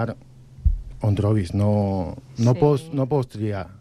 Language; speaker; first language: Catalan; non-native, fluent; Spanish